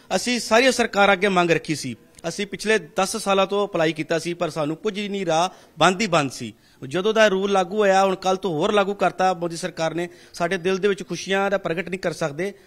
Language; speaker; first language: Punjabi; native; Punjabi